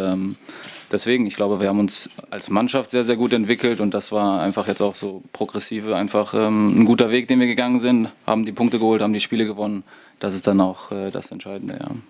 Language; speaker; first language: German; native; German